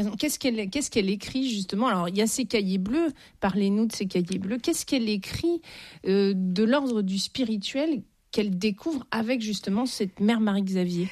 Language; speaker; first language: French; native; French